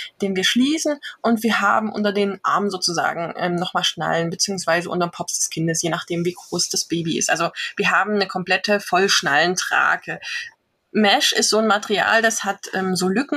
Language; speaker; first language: German; native; German